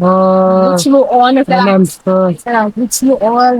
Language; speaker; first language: Turkish; non-native, learner; Indonesian